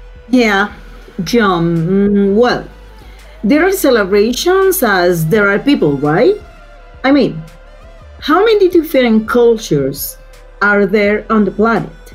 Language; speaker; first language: English; non-native, fluent; Spanish